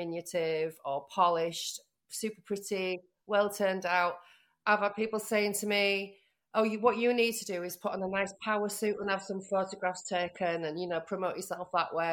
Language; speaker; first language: English; native; English